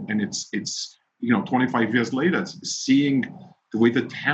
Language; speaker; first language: English; early bilingual, other home language; Yiddish